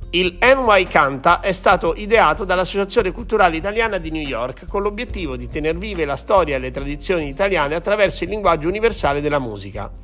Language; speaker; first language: Italian; native; Italian